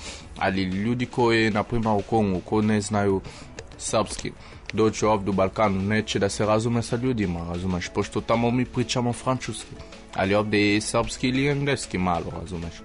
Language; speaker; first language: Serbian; non-native, learner; French